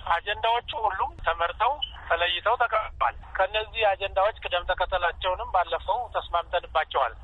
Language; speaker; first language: Amharic; native; Amharic